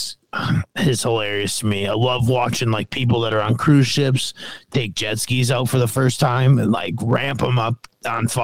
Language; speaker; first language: English; native; English